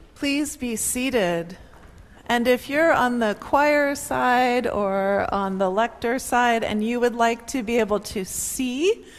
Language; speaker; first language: English; native; English